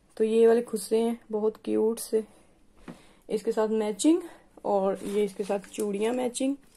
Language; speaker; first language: Hindi; native; Hindi